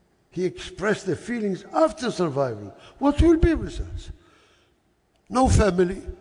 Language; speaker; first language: English; non-native, fluent; Yiddish